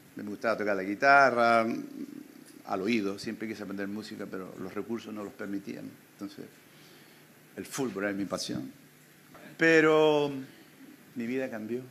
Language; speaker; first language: Spanish; native; Spanish